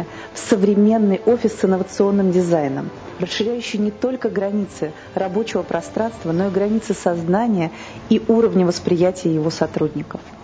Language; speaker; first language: Russian; native; Russian